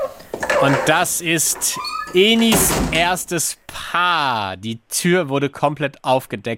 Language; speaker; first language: German; native; German